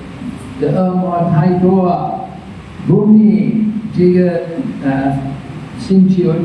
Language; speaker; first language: Chinese; non-native, fluent; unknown